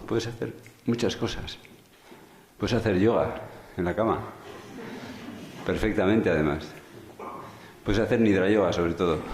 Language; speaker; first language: Spanish; native; Spanish